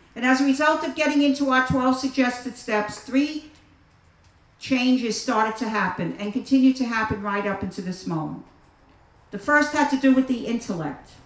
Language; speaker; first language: English; native; English